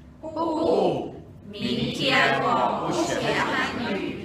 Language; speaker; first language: Chinese; non-native, learner; Thai